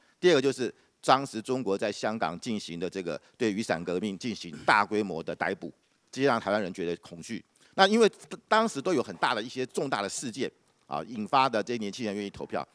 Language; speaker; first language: Chinese; native; Chinese